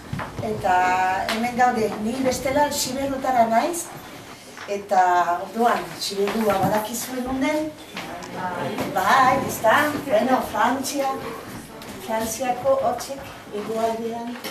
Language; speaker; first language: Basque; non-native, local second language; French